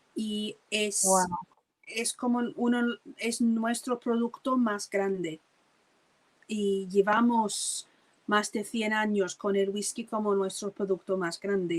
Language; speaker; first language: Spanish; non-native, fluent; English